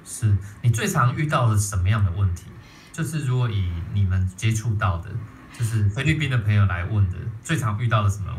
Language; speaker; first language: Chinese; native; Chinese